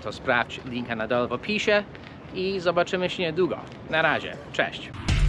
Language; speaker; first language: Polish; non-native, fluent; English